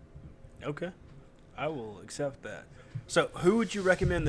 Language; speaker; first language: English; native; English